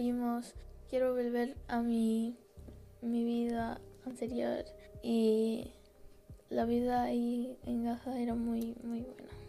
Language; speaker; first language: Spanish; early bilingual, other home language; Arabic